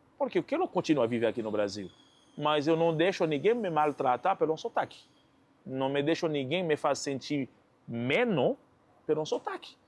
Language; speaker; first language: Portuguese; non-native, fluent; Haitian Creole